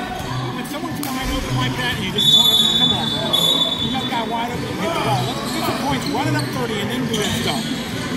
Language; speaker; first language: English; native; English